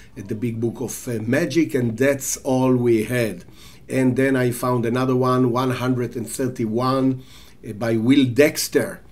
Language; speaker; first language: English; non-native, fluent; Hebrew